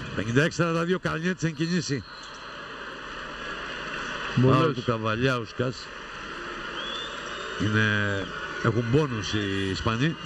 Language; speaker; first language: Greek; native; Greek